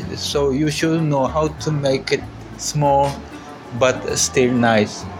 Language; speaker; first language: English; non-native, learner; Korean